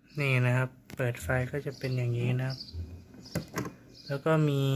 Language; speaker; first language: Thai; native; Thai